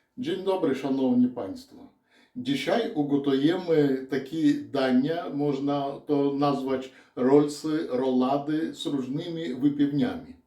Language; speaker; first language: Polish; non-native, learner; Russian